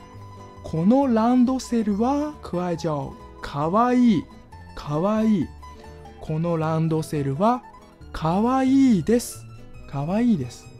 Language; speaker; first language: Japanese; non-native, fluent; Chinese